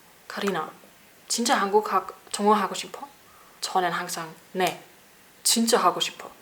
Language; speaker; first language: Korean; non-native, learner; German